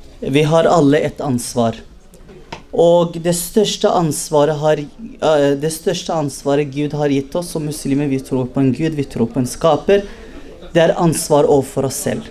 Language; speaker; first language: Norwegian; early bilingual, other home language; Somali